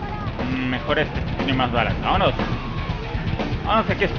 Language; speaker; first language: Spanish; native; Spanish